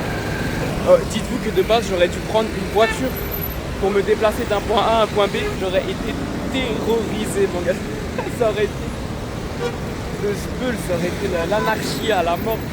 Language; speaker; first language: French; native; French